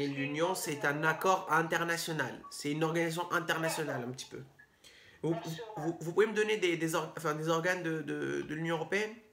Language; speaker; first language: French; native; French